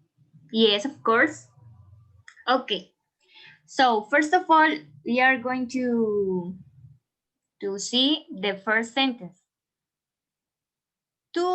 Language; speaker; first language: English; non-native, learner; Spanish